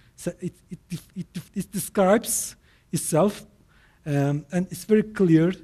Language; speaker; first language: English; non-native, fluent; Turkish